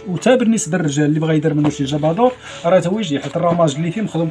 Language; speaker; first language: Arabic; native; Arabic